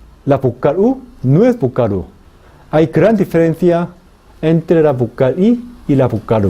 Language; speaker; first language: Spanish; non-native, fluent; Korean